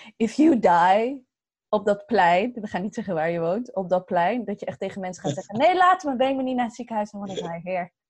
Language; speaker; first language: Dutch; early bilingual, other home language; Arabic